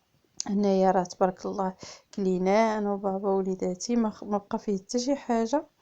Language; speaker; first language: Arabic; native; Arabic